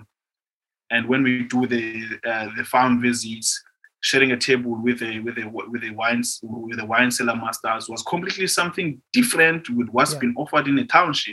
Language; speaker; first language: English; non-native, local second language; Xhosa